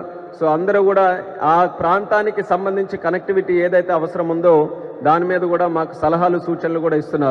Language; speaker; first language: Telugu; native; Telugu